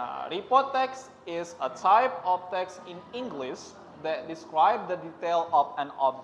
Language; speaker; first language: English; non-native, learner; Indonesian